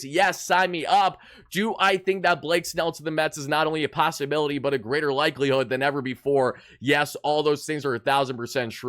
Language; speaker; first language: English; native; English